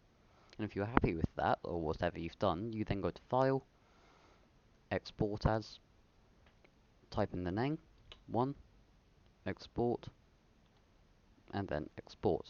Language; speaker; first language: English; native; English